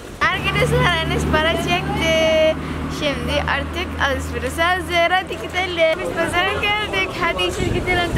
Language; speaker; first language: Turkish; non-native, learner; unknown